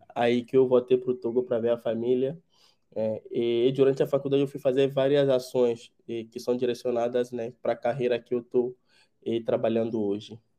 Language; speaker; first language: Portuguese; non-native, fluent; Ewe